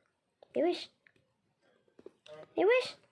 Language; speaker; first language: French; native; French